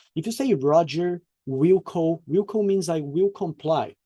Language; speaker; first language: English; non-native, fluent; Portuguese